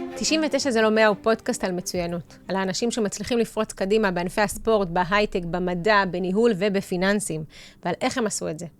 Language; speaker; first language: Hebrew; early bilingual, other home language; Russian